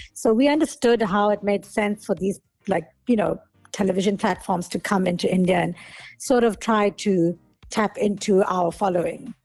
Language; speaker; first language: English; native; English